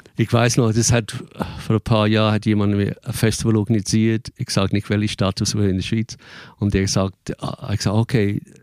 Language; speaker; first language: German; non-native, fluent; English